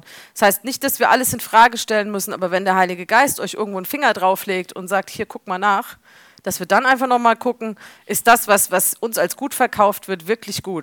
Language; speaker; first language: German; native; German